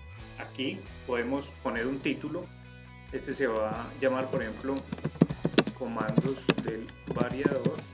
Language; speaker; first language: Spanish; native; Spanish